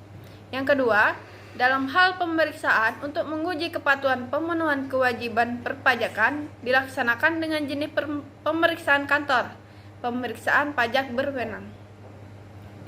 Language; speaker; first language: Indonesian; native; Indonesian